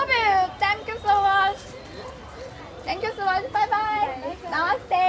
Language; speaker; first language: English; non-native, learner; Korean